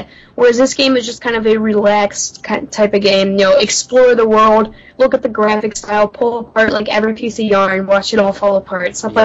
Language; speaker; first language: English; native; English